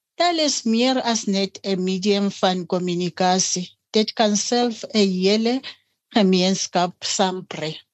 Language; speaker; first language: Afrikaans; non-native, local second language; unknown